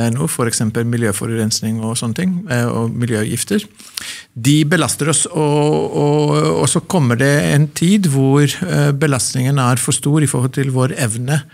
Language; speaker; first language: Norwegian; non-native, fluent; Greek